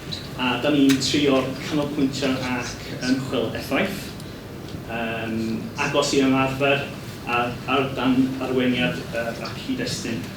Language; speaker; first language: Welsh; non-native, learner; English